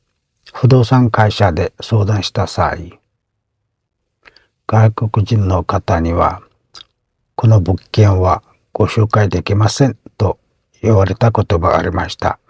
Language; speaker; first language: Japanese; non-native, fluent; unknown